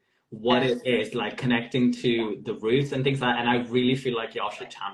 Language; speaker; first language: English; non-native, local second language; Urdu